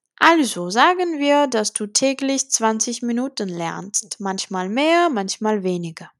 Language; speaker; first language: German; non-native, fluent; Czech